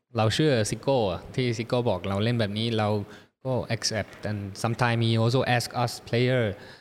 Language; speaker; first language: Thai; early bilingual, heritage; Thai